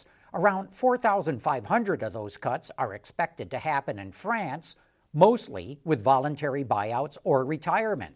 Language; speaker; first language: English; native; English